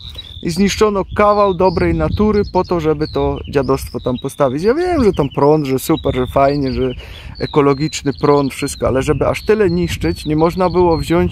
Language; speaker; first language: Polish; native; Polish